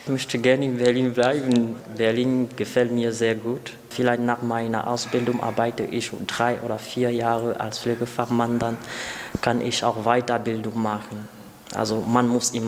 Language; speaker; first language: German; non-native, learner; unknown